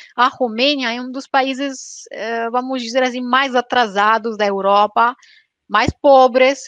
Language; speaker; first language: Portuguese; non-native, fluent; Romanian